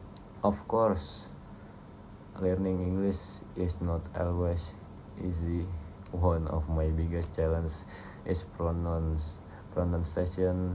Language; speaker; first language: English; non-native, learner; Indonesian